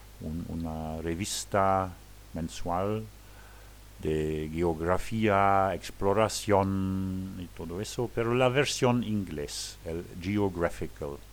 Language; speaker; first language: Spanish; non-native, learner; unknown